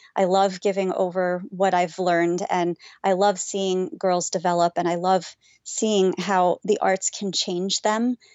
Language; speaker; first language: English; native; English